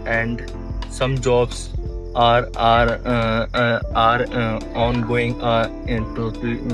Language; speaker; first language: English; non-native, learner; Hindi